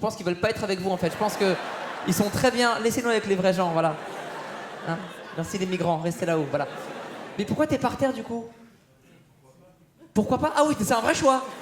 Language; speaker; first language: French; native; French